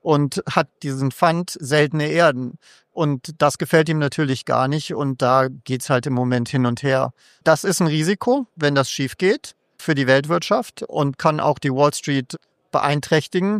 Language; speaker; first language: German; native; German